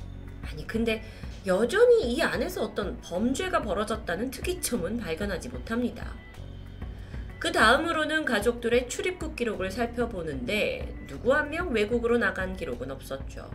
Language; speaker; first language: Korean; native; Korean